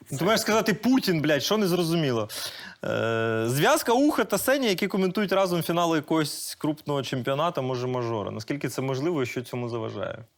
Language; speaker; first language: Ukrainian; native; Ukrainian